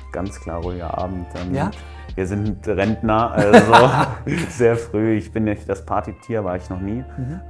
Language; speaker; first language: German; native; German